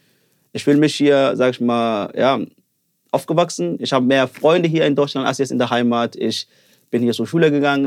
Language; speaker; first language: German; early bilingual, other home language; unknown